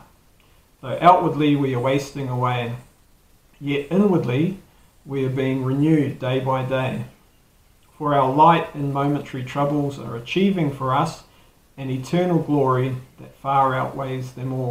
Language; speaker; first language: English; native; English